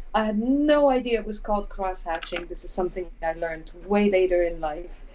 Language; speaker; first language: English; non-native, fluent; French